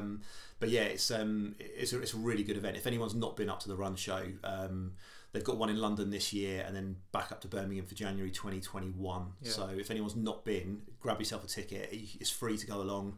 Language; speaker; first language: English; native; English